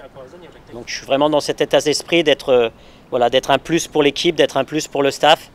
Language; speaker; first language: French; native; French